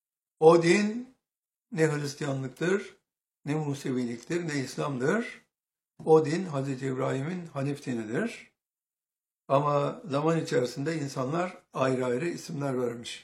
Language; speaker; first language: Turkish; native; Turkish